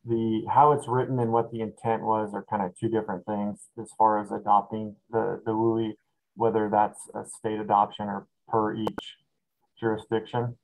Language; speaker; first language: English; native; English